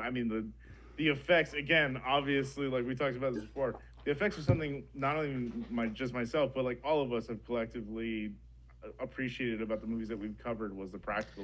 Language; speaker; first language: English; native; English